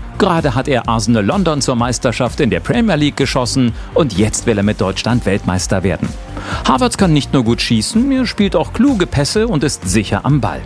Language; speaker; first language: German; native; German